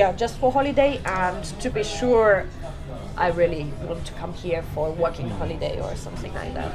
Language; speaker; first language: English; non-native, fluent; German